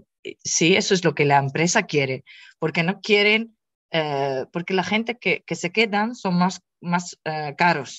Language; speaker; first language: Spanish; non-native, fluent; Dutch